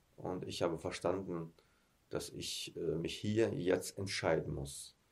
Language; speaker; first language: German; early bilingual, heritage; German